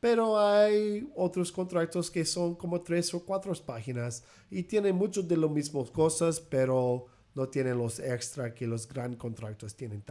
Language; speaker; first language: Spanish; early bilingual, heritage; English